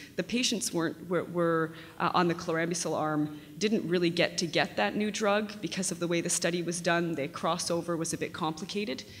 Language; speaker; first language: English; native; English